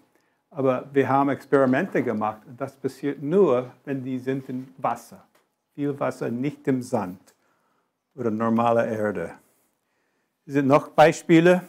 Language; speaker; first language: German; non-native, fluent; English